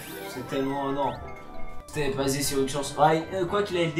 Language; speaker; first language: French; native; French